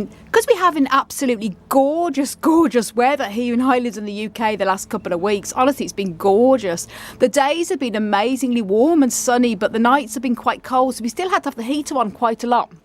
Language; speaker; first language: English; native; English